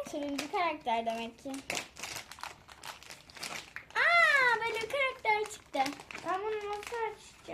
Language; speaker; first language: Turkish; native; Turkish